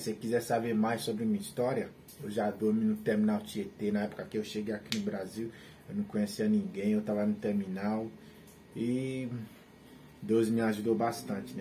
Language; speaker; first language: Portuguese; non-native, learner; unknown